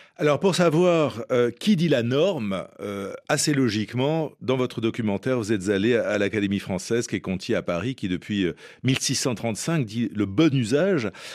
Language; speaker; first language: French; native; French